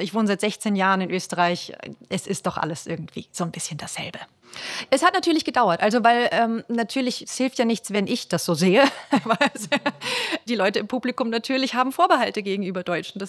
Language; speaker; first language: German; native; German